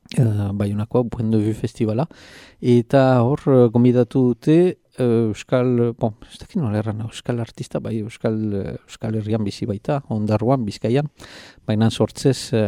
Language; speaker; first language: Basque; native; Basque